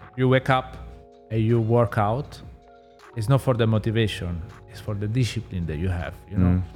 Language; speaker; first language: English; non-native, learner; Italian